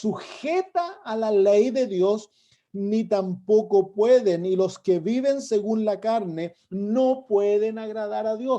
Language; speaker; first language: Spanish; native; Spanish